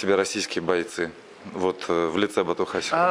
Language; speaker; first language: Russian; native; Russian